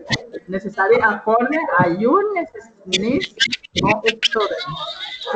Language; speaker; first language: English; non-native, learner; Spanish